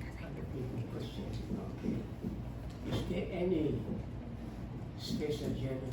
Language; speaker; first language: English; non-native, fluent; Indonesian